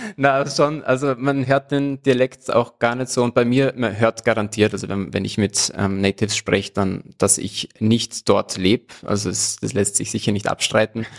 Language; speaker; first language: German; native; German